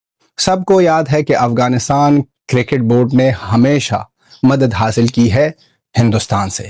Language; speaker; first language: Hindi; non-native, fluent; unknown